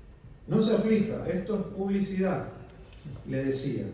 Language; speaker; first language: Spanish; native; Spanish